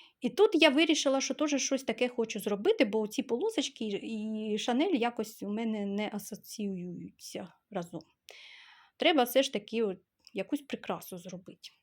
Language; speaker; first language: Ukrainian; non-native, local second language; Russian